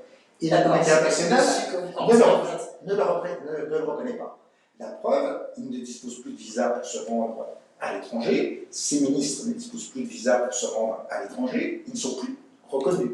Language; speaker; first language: French; native; French